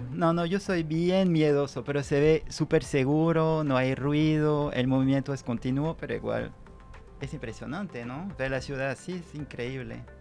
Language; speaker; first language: Spanish; non-native, fluent; French